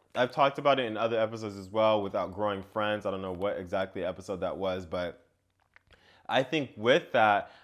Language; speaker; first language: English; native; English